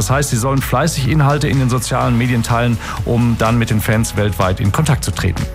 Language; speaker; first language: German; native; German